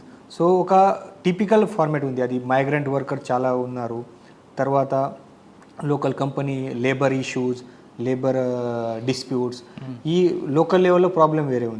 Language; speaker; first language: Telugu; non-native, learner; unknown